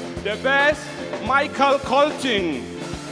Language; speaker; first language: English; non-native, learner; Tamasheq